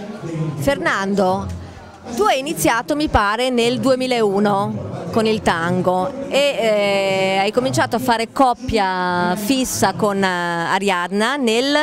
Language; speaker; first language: Italian; native; Italian